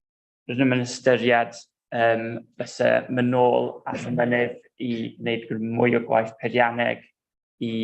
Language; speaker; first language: Welsh; non-native, local second language; English